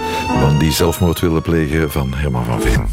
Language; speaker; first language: Dutch; native; Dutch